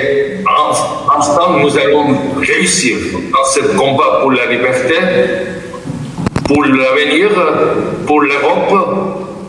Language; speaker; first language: French; non-native, fluent; Georgian